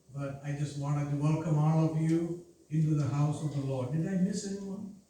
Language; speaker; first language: English; non-native, local second language; Malayalam